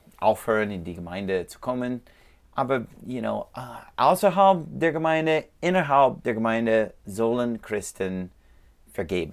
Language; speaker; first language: German; non-native, learner; English